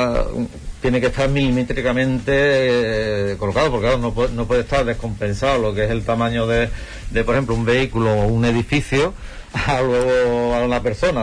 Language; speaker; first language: Spanish; native; Spanish